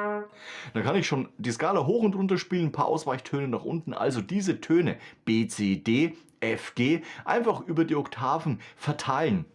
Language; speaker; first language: German; native; German